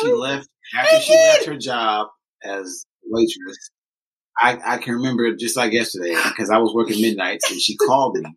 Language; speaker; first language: English; native; English